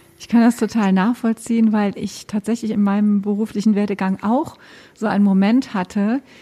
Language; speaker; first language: German; native; German